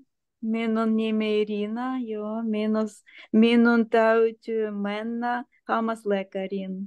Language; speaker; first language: Finnish; non-native, learner; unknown